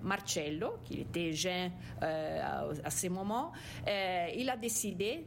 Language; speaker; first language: French; non-native, fluent; Italian